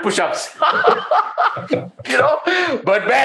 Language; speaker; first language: English; non-native, local second language; Tamil